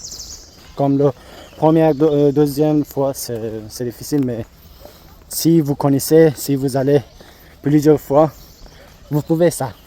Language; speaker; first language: French; non-native, learner; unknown